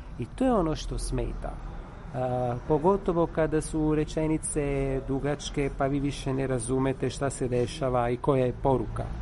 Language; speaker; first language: Serbian; non-native, fluent; Italian